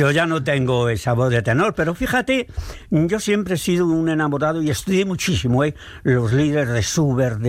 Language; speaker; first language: Spanish; native; Spanish